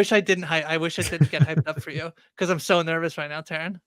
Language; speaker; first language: English; native; English